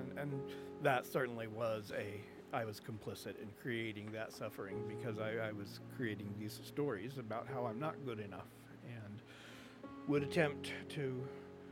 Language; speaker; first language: English; native; English